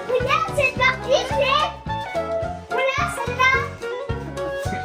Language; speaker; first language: French; native; French